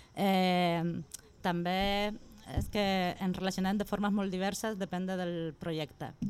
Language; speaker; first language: Catalan; non-native, local second language; Spanish